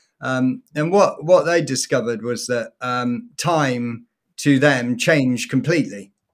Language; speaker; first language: English; native; English